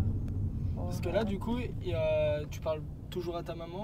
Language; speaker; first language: French; native; French